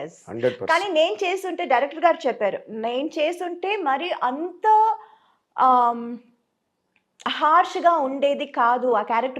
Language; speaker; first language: Telugu; non-native, local second language; Tamil